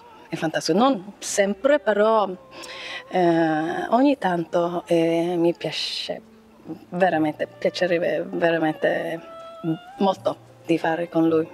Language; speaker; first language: Italian; non-native, learner; Swedish